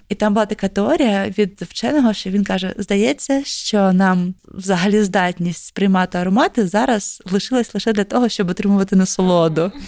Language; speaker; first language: Ukrainian; native; Ukrainian